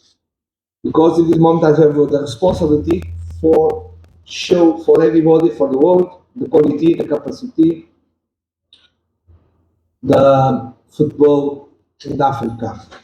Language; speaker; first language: English; non-native, learner; Portuguese